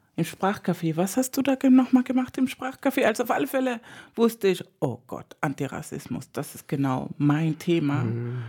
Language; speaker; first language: German; non-native, fluent; Spanish